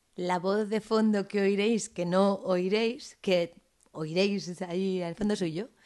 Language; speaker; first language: Spanish; native; Spanish